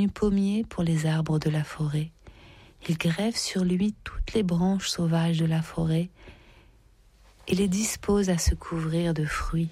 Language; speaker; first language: French; native; French